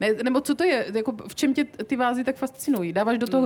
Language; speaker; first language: Czech; native; Czech